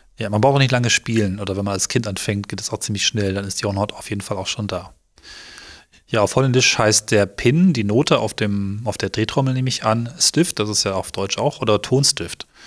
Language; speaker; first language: German; native; German